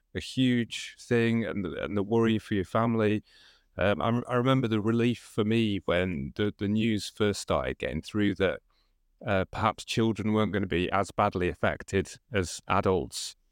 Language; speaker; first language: English; native; English